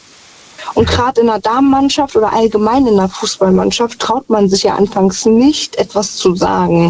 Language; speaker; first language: German; native; German